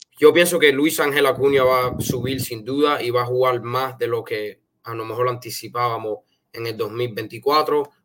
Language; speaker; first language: Spanish; early bilingual, heritage; Spanish